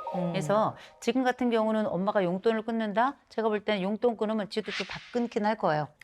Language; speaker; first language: Korean; native; Korean